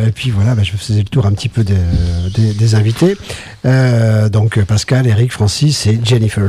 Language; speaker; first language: French; native; French